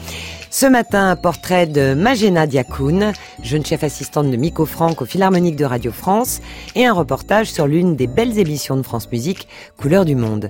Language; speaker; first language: French; native; French